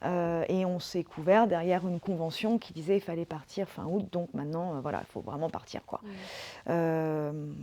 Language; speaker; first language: French; native; French